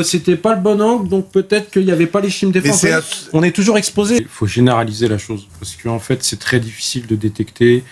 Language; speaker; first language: French; native; French